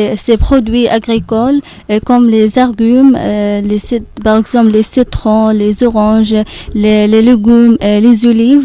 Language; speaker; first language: French; non-native, learner; Arabic